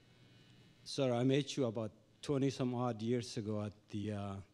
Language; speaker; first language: English; non-native, fluent; Oromo